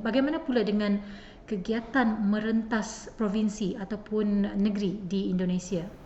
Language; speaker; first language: Malay; native; Malay